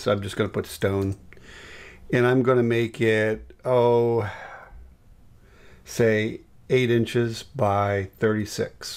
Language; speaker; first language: English; native; English